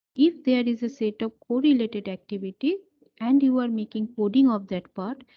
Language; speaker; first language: English; non-native, local second language; Bangla